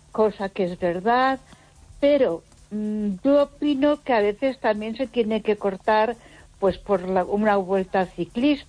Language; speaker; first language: Spanish; non-native, local second language; Catalan